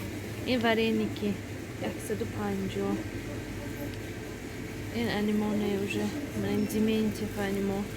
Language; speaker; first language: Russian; non-native, learner; Tajik